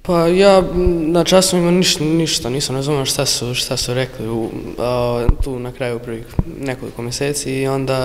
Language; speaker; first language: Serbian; early bilingual, other home language; English